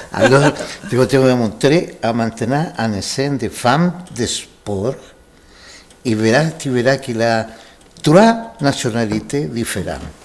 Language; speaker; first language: French; non-native, fluent; Spanish